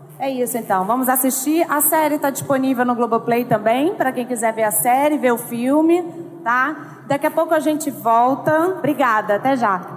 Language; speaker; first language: Portuguese; native; Portuguese